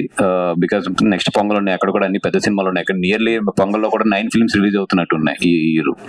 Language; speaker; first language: Telugu; native; Telugu